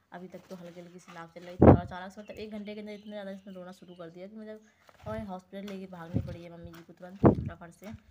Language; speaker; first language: Hindi; native; Hindi